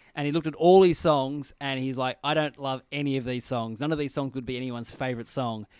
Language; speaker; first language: English; native; English